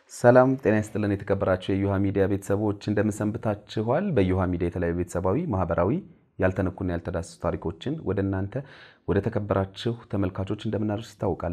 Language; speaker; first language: Amharic; native; Amharic